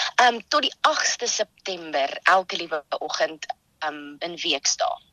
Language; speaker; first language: Afrikaans; native; Afrikaans